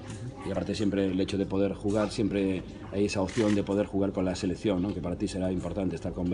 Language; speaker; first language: Spanish; native; Spanish